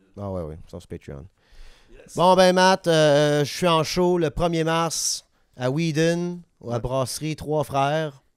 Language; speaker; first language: French; native; French